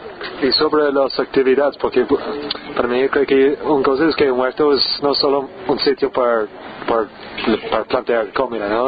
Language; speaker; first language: Spanish; non-native, learner; English